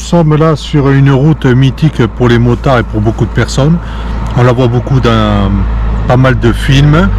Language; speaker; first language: French; native; French